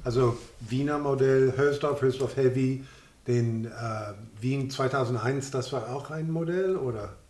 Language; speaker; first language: German; non-native, fluent; English